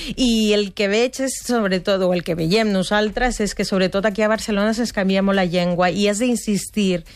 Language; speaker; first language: Catalan; non-native, fluent; Spanish